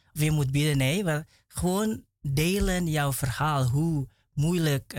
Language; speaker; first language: Dutch; non-native, learner; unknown